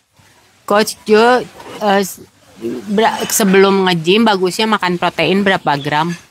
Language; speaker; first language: Indonesian; native; Indonesian